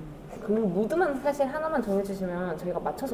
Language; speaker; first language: Korean; native; Korean